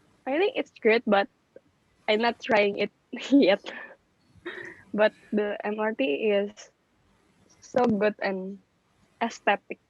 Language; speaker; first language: English; non-native, local second language; Indonesian